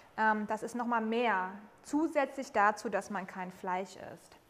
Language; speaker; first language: German; native; German